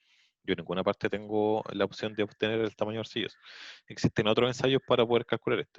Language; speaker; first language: Spanish; native; Spanish